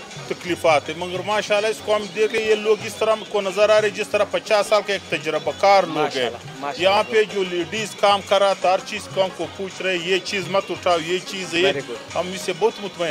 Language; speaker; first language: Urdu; non-native, local second language; Pashto